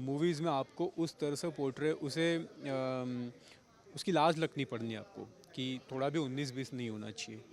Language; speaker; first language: Hindi; native; Hindi